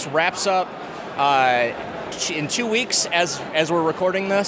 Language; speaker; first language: English; native; English